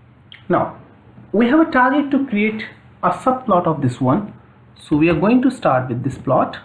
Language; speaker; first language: English; non-native, local second language; Hindi